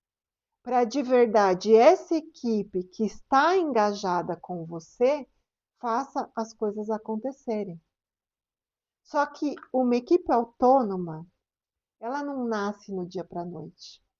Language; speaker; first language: Portuguese; native; Portuguese